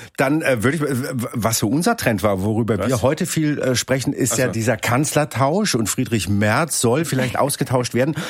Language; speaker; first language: German; native; German